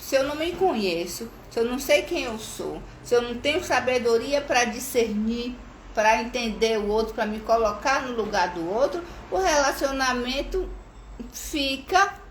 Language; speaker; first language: Portuguese; native; Portuguese